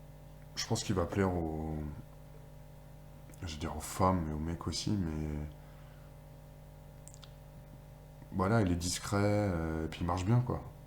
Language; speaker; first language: French; native; French